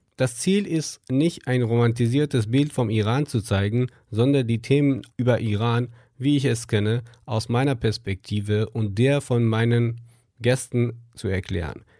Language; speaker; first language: German; non-native, fluent; Persian